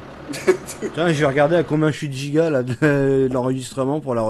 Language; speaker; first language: French; native; French